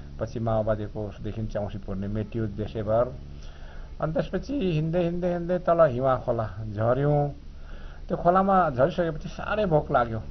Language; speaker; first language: Nepali; non-native, local second language; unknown